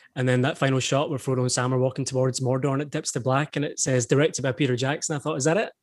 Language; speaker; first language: English; native; English